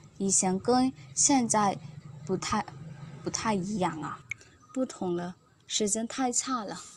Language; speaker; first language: Chinese; non-native, learner; Burmese